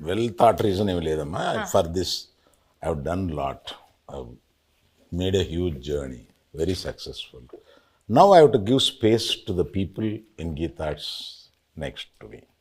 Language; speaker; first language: Telugu; native; Telugu